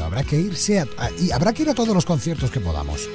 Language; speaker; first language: Spanish; native; Spanish